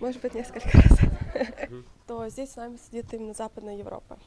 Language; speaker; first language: Russian; native; Russian